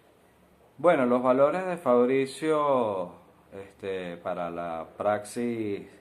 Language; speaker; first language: Spanish; native; Spanish